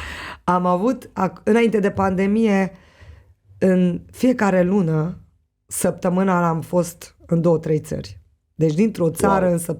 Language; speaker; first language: Romanian; non-native, local second language; Hungarian